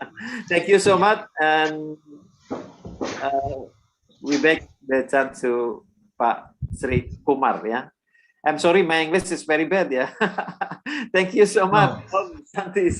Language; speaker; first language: English; non-native, learner; Indonesian